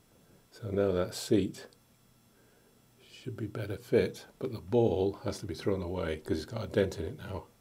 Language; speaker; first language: English; native; English